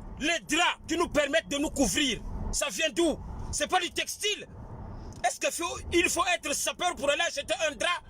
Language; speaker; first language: French; non-native, local second language; Lingala